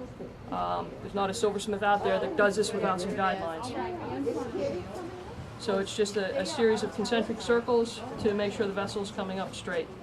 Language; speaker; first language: English; native; English